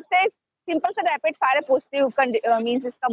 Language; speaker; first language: Hindi; native; Hindi